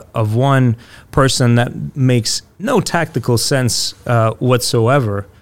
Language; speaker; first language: English; early bilingual, other home language; Russian